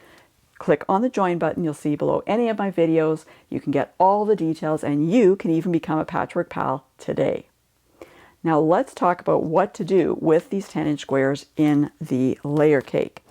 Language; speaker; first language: English; native; English